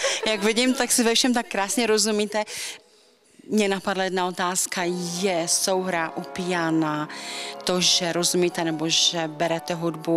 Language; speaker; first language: Czech; native; Czech